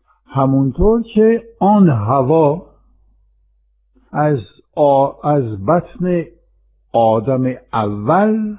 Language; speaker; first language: Persian; non-native, fluent; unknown